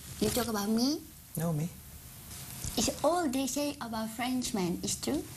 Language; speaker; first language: English; non-native, learner; Dutch